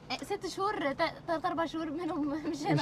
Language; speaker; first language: Arabic; native; Arabic